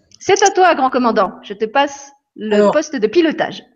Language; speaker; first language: French; native; French